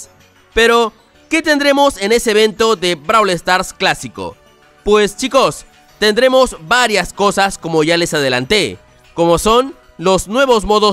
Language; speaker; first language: Spanish; native; Spanish